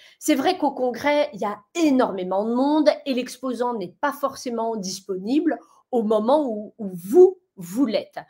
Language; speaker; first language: French; native; French